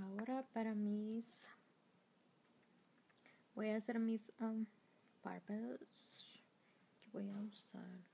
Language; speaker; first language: Spanish; early bilingual, heritage; Spanish